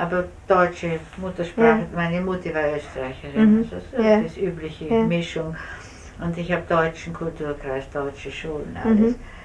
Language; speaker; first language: German; native; German